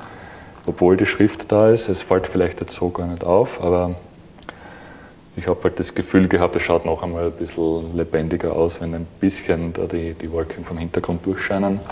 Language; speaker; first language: German; native; German